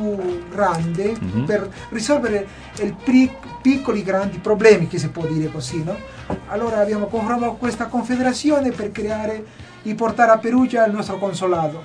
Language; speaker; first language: Italian; non-native, fluent; Spanish